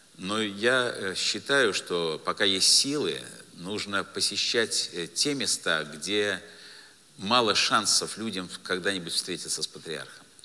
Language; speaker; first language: Russian; native; Russian